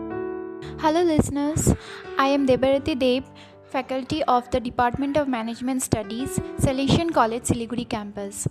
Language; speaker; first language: English; non-native, local second language; Bangla